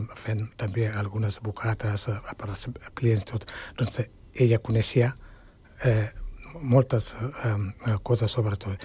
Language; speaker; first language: Catalan; non-native, fluent; Wolof